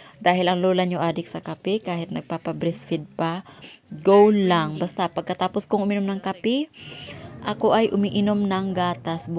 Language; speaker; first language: Filipino; non-native, local second language; Cebuano